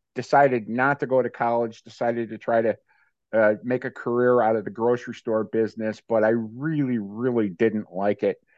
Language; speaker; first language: English; native; English